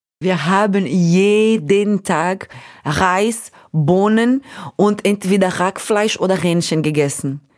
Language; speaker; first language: German; non-native, fluent; Portuguese